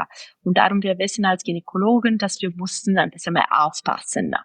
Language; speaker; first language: German; non-native, fluent; Italian